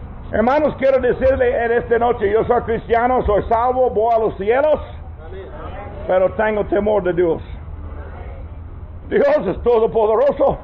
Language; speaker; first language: Spanish; non-native, learner; English